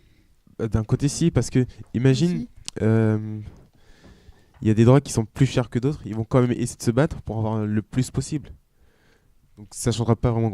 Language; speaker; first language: French; native; French